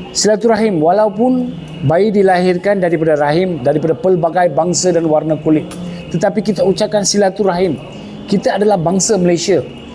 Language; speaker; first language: Malay; non-native, local second language; Tamil